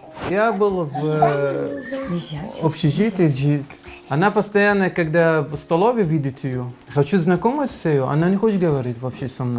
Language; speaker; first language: Russian; non-native, learner; Arabic